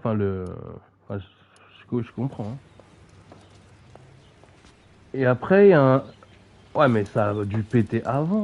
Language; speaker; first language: French; native; French